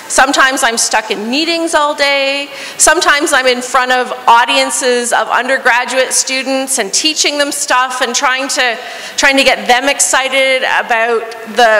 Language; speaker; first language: English; native; English